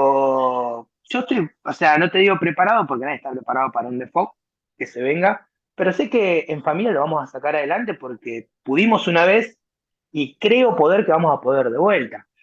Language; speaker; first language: Spanish; native; Spanish